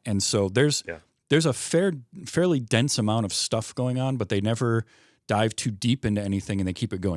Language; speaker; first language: English; native; English